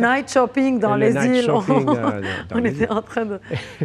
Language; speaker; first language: French; non-native, local second language; Arabic